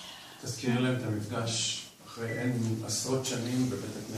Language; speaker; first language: Hebrew; native; Hebrew